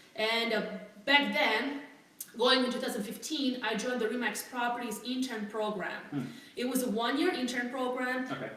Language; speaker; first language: English; non-native, fluent; Russian